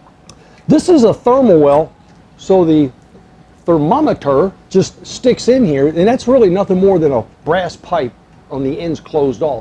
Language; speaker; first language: English; native; English